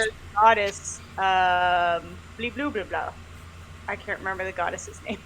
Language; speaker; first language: English; native; English